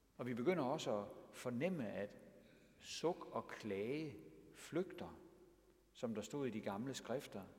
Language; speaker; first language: Danish; native; Danish